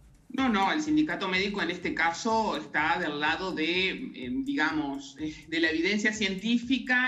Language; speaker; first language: Spanish; native; Spanish